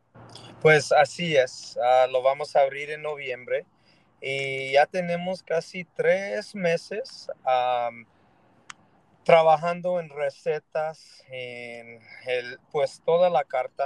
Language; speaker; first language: Spanish; early bilingual, heritage; Spanish